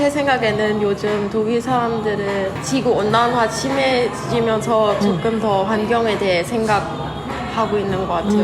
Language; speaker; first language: Korean; non-native, learner; German